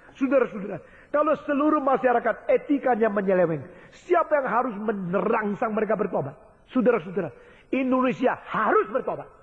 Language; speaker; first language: Indonesian; early bilingual, other home language; Chinese